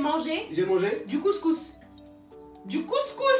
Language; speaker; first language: French; native; French